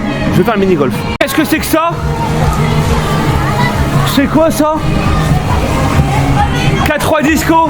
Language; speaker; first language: French; native; French